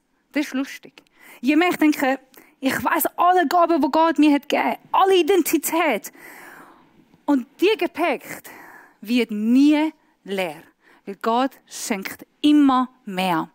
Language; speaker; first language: German; non-native, fluent; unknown